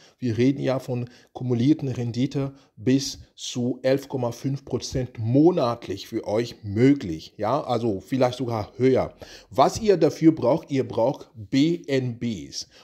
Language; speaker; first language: German; non-native, fluent; French